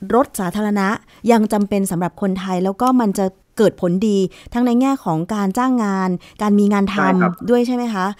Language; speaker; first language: Thai; native; Thai